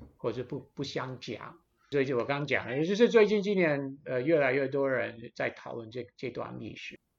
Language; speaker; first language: Chinese; non-native, fluent; English